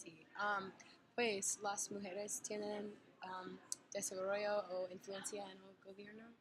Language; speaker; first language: Spanish; non-native, learner; English